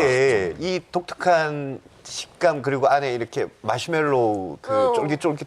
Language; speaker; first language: Korean; native; Korean